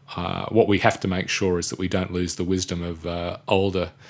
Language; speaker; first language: English; native; English